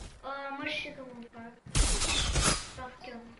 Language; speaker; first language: French; native; French